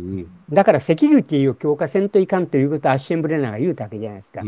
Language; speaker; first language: Japanese; native; Japanese